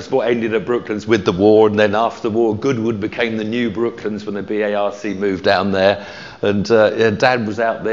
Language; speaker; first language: English; native; English